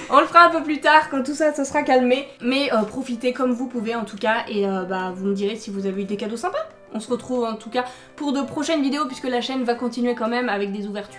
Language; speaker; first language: French; native; French